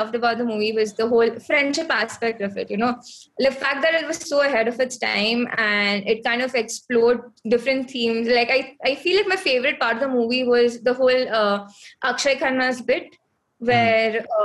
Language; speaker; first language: English; non-native, local second language; Konkani